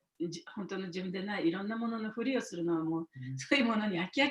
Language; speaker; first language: Japanese; native; Japanese